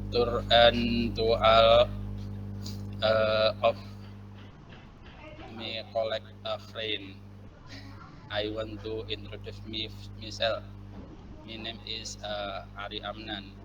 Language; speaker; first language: English; non-native, learner; Indonesian